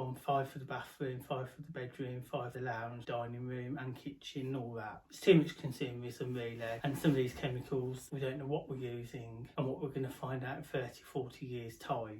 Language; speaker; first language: English; native; English